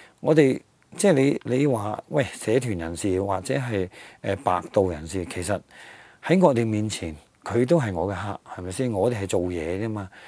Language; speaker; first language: Cantonese; native; Cantonese